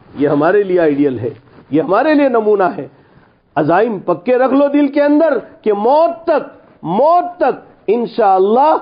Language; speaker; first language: Urdu; non-native, local second language; Gujarati